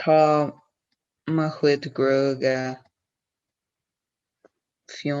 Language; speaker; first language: Irish; non-native, learner; English